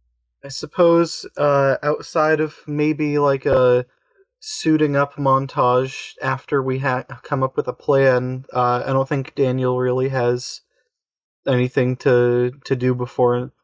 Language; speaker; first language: English; native; English